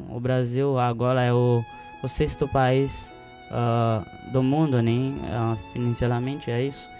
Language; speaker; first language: Portuguese; non-native, fluent; Haitian Creole